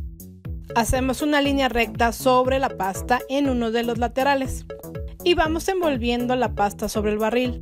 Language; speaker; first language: Spanish; native; Spanish